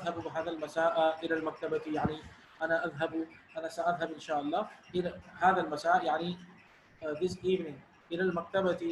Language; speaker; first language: Arabic; non-native, fluent; Urdu